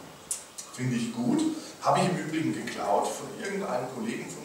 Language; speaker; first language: German; native; German